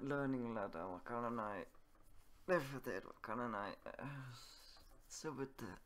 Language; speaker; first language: Japanese; non-native, learner; English